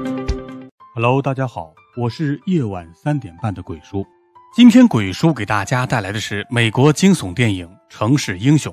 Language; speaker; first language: Chinese; native; Chinese